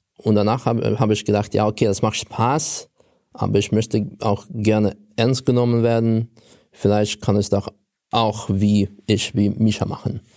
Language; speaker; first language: German; non-native, fluent; Russian